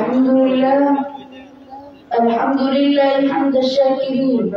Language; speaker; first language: Arabic; non-native, learner; Bangla